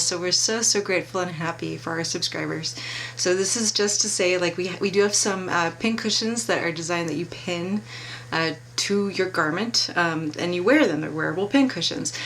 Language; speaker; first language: English; native; English